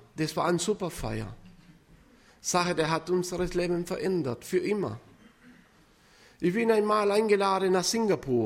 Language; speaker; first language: German; non-native, fluent; Spanish